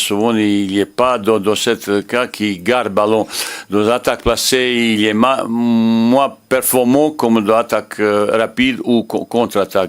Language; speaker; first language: French; non-native, learner; Bosnian